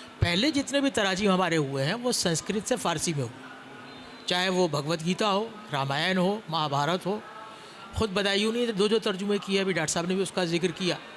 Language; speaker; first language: Urdu; native; Urdu